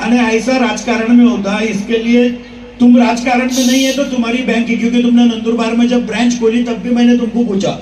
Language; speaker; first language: Hindi; non-native, local second language; Marathi